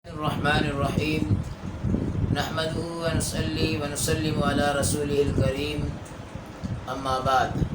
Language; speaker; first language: Urdu; non-native, local second language; Pashto